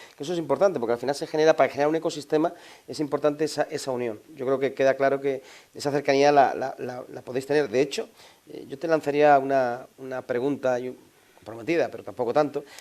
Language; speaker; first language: Spanish; native; Spanish